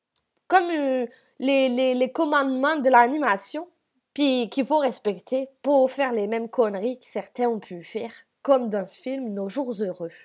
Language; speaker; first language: French; native; French